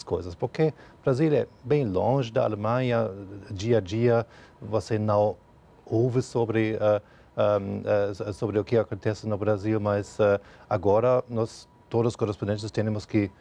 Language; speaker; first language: Portuguese; non-native, fluent; German